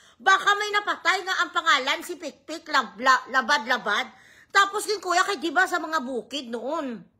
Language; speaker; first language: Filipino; non-native, local second language; Hiligaynon